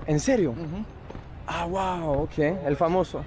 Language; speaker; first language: Spanish; non-native, learner; French